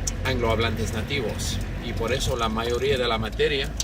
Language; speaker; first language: Spanish; non-native, fluent; English